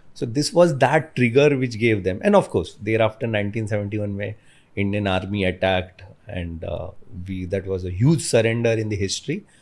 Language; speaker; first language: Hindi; non-native, local second language; Malayalam